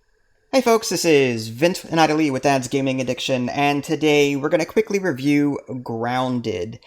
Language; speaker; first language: English; native; English